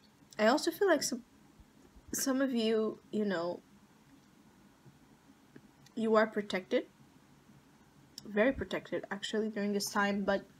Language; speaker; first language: English; non-native, fluent; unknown